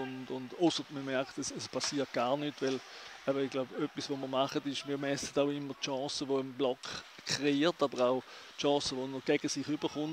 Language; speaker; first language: German; native; German